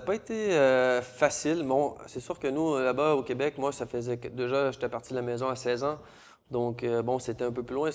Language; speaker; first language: French; native; French